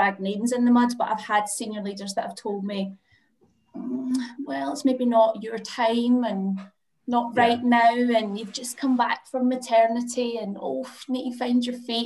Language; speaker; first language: English; native; English